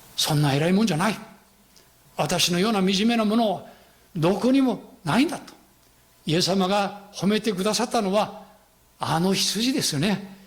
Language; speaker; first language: Japanese; non-native, fluent; Korean